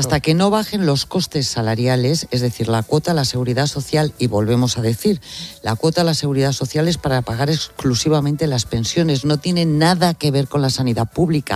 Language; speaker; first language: Spanish; native; Spanish